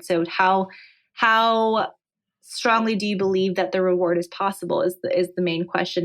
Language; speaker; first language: English; native; English